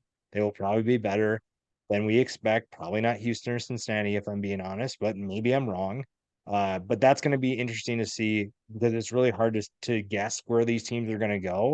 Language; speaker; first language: English; native; English